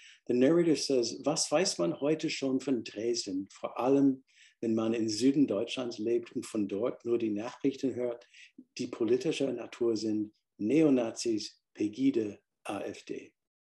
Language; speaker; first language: German; non-native, fluent; English